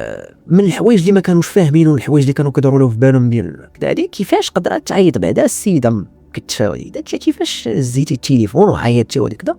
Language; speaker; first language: Arabic; native; Arabic